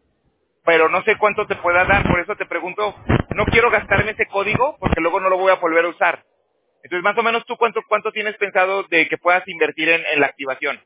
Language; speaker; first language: Spanish; native; Spanish